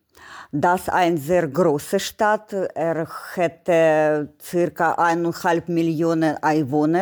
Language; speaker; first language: German; non-native, learner; Ukrainian